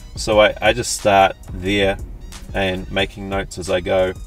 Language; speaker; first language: English; native; English